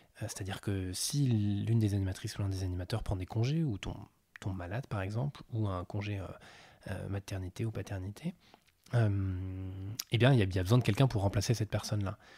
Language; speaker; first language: French; native; French